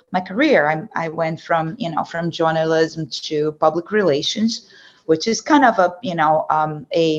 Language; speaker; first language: English; non-native, fluent; Portuguese